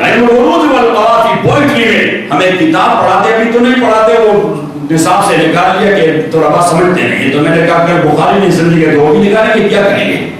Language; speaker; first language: Urdu; non-native, local second language; Pashto